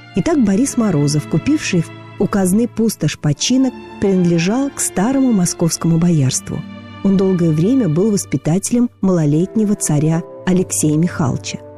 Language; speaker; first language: Russian; native; Russian